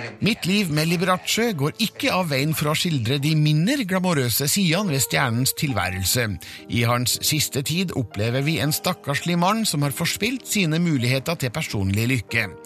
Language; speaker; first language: Norwegian; native; Norwegian